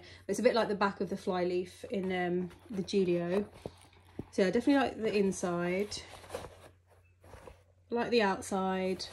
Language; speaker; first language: English; native; English